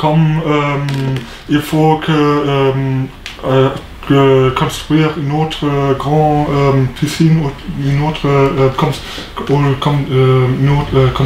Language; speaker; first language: French; non-native, learner; German